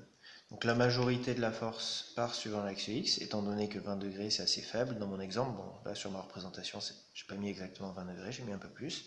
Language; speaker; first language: French; native; French